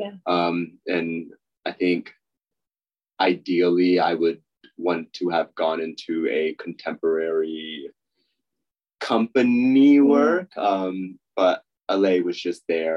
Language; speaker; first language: English; native; English